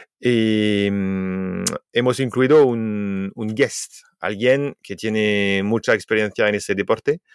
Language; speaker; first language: Spanish; non-native, fluent; French